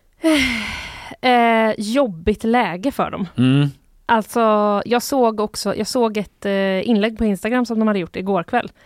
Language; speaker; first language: Swedish; native; Swedish